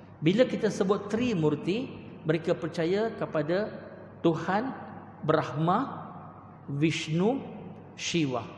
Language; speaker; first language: Malay; non-native, local second language; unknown